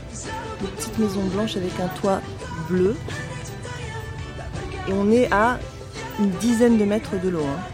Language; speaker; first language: French; native; French